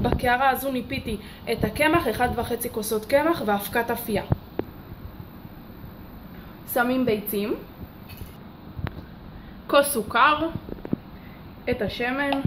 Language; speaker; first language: Hebrew; native; Hebrew